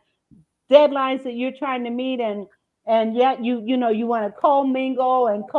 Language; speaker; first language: English; native; English